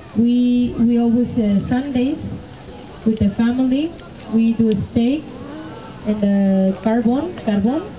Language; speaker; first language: English; non-native, learner; Spanish